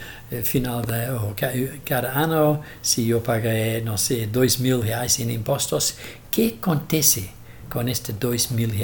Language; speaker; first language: Portuguese; non-native, fluent; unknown